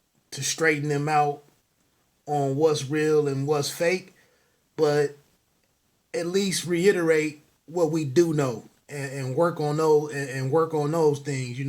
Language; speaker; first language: English; native; English